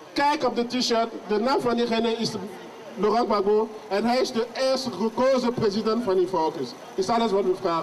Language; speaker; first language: Dutch; non-native, learner; French